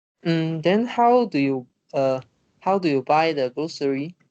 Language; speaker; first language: English; non-native, learner; Chinese